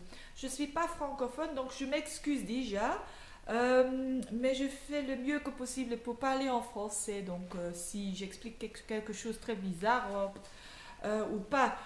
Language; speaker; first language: French; non-native, local second language; Dutch